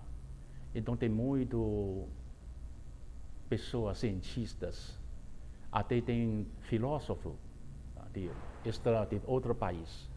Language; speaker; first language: Portuguese; non-native, fluent; Chinese